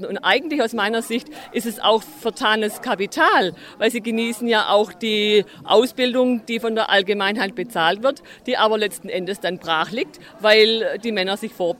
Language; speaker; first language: German; native; German